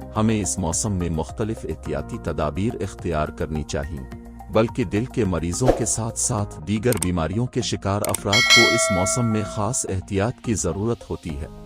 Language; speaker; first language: Urdu; native; Urdu